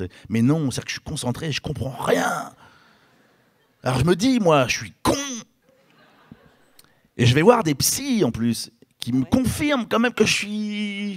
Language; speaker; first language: French; native; French